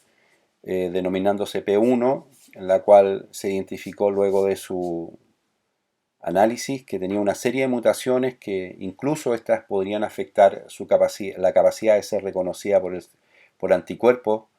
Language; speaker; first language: Spanish; native; Spanish